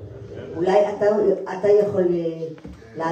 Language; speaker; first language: Hebrew; non-native, learner; French